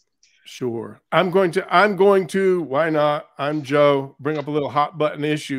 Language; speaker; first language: English; native; English